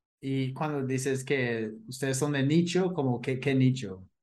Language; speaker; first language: Spanish; non-native, fluent; English